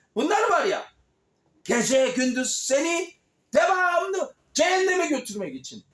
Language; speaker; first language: Turkish; non-native, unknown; Korean